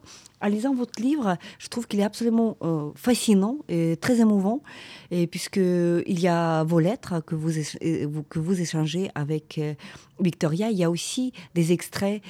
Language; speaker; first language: French; non-native, fluent; Ukrainian